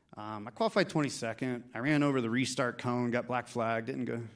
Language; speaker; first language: English; native; English